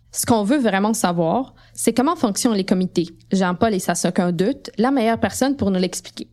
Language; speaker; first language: French; non-native, fluent; Spanish